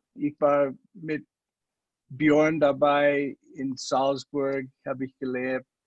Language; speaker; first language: German; non-native, learner; English